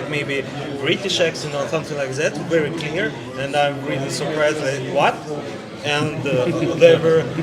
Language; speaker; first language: English; non-native, learner; Russian